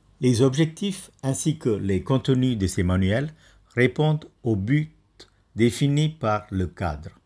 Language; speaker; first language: French; non-native, fluent; Tamil